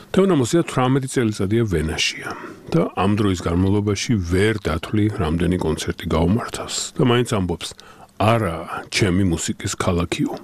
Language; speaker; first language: Georgian; native; Georgian